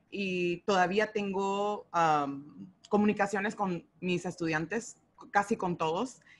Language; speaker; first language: Spanish; early bilingual, heritage; Spanish